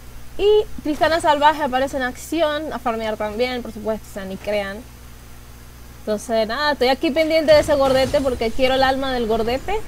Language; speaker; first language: Spanish; native; Spanish